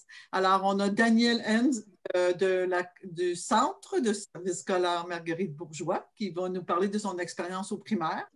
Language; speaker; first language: French; native; French